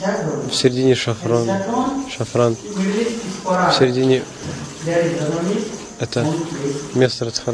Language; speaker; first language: Russian; non-native, fluent; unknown